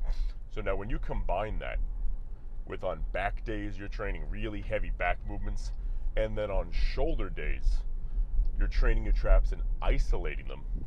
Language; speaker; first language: English; native; English